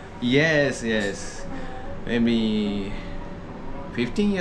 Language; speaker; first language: English; non-native, learner; Japanese